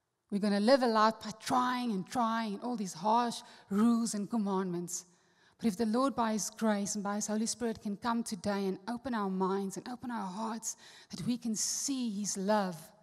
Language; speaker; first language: English; non-native, local second language; Afrikaans